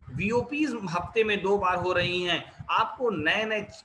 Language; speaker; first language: Hindi; native; Hindi